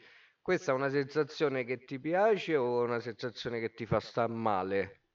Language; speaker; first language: Italian; native; Italian